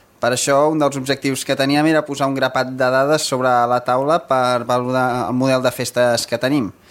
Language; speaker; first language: Catalan; native; Catalan